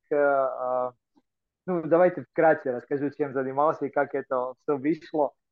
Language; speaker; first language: Russian; non-native, fluent; Croatian